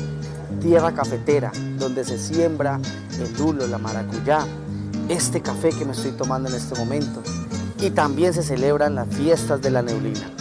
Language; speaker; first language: Spanish; native; Spanish